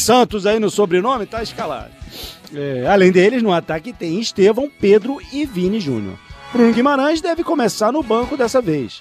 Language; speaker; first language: Portuguese; native; Portuguese